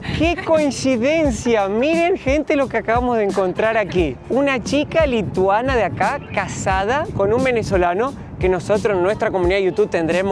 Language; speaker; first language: Spanish; native; Spanish